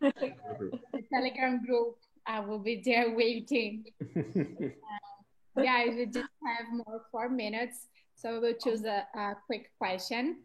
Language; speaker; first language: English; non-native, learner; Portuguese